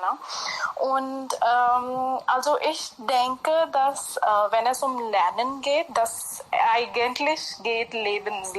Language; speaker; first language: German; non-native, fluent; Hindi